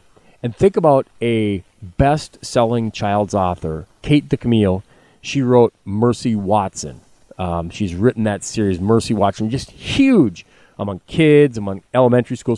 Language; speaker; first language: English; native; English